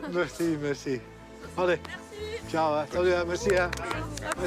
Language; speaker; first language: French; non-native, local second language; Dutch